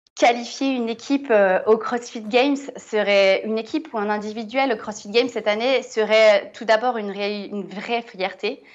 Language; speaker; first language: French; native; French